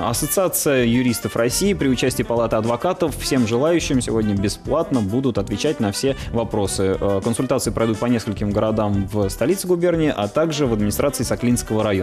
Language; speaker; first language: Russian; native; Russian